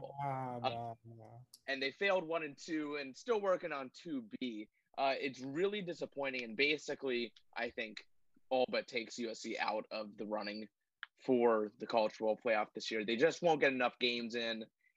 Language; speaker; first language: English; native; English